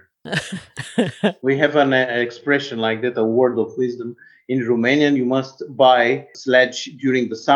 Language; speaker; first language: English; non-native, fluent; Romanian